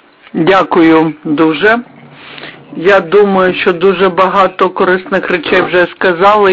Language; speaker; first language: Ukrainian; non-native, fluent; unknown